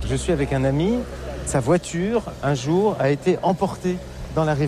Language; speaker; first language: French; native; French